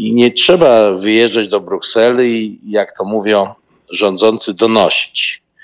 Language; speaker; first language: Polish; native; Polish